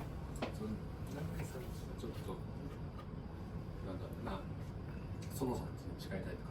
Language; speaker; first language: Japanese; native; Japanese